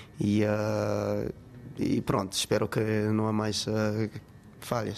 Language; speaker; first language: Portuguese; non-native, fluent; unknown